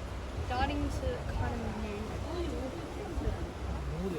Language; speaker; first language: English; native; English